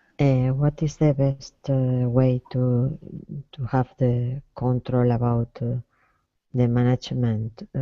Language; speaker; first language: English; non-native, learner; Spanish